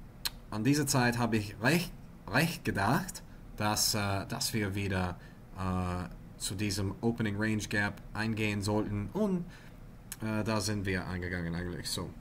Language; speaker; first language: German; non-native, learner; English